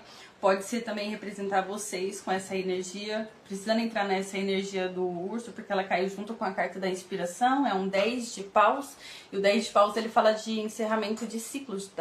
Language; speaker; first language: Portuguese; native; Portuguese